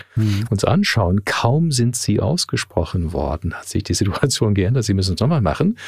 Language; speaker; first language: German; early bilingual, heritage; English